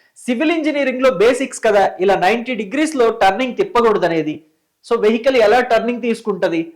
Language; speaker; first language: Telugu; native; Telugu